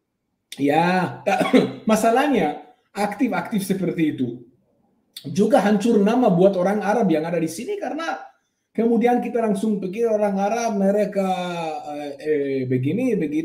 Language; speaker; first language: Indonesian; non-native, fluent; Hebrew